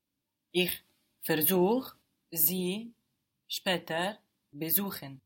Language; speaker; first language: German; non-native, learner; English